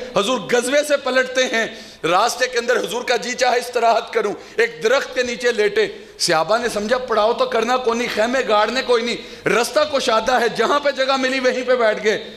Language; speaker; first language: Urdu; non-native, local second language; Punjabi